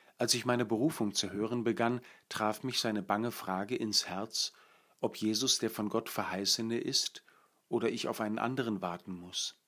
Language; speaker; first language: German; native; German